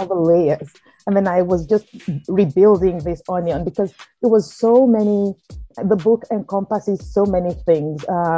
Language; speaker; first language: English; non-native, local second language; Yoruba